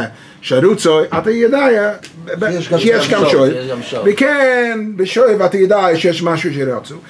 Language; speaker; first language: Hebrew; non-native, learner; English